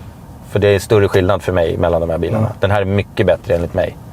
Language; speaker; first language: Swedish; native; Swedish